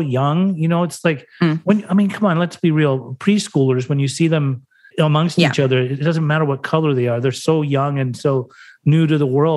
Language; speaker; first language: English; early bilingual, other home language; German